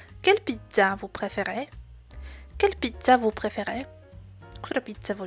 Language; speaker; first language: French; non-native, fluent; Polish